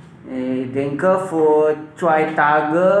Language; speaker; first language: German; non-native, learner; Indonesian